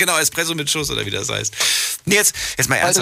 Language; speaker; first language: German; native; German